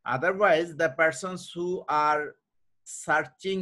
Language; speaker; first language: English; non-native, local second language; Bangla